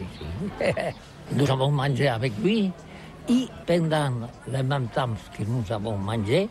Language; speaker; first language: French; non-native, learner; Catalan